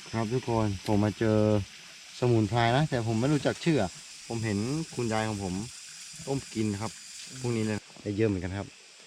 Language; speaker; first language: Thai; non-native, local second language; Karen languages